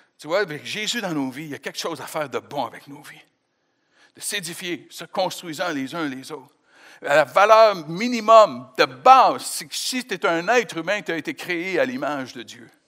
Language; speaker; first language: French; native; French